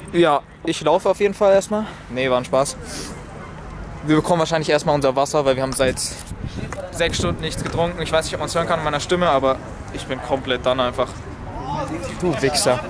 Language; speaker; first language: German; native; German